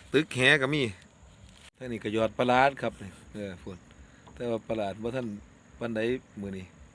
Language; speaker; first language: Thai; native; Thai